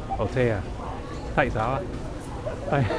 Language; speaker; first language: Vietnamese; non-native, learner; English